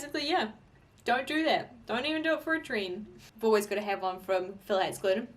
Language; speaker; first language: English; native; English